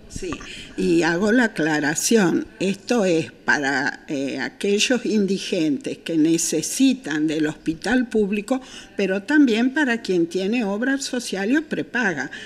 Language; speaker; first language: Spanish; native; Spanish